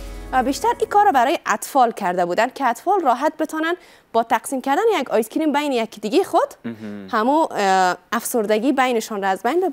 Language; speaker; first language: Persian; native; Persian